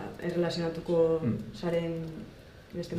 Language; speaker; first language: Basque; non-native, local second language; Spanish